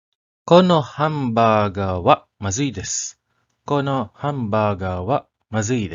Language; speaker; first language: Japanese; non-native, learner; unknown